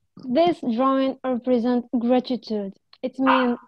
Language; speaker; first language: English; non-native, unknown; Arabic